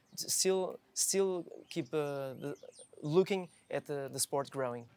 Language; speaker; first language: English; non-native, fluent; Portuguese